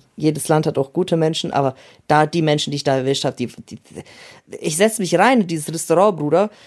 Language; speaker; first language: German; early bilingual, other home language; Russian